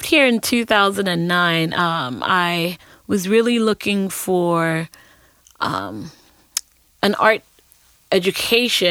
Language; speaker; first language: English; non-native, local second language; Akan